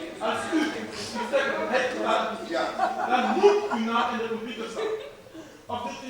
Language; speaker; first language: Dutch; non-native, local second language; Papiamento